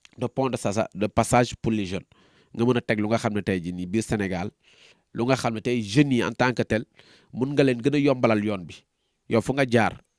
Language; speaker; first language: Wolof; non-native, local second language; Jola-Fonyi